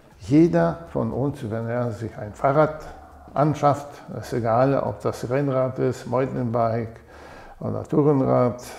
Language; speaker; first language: German; non-native, fluent; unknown